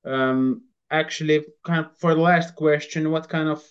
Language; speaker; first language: English; non-native, fluent; Finnish